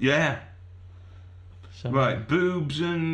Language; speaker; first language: English; native; English